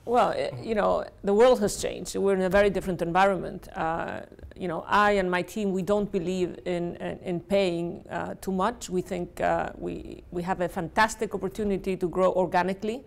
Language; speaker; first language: English; non-native, fluent; Spanish